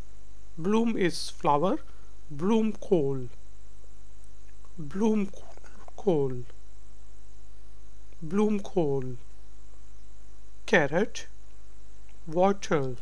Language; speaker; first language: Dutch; non-native, learner; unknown